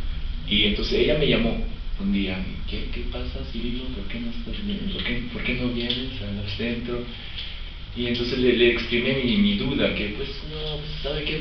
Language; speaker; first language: Spanish; non-native, fluent; French